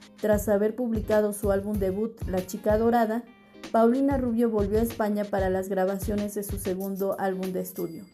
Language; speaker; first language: Spanish; native; Spanish